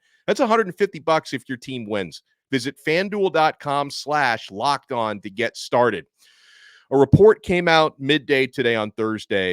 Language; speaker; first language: English; native; English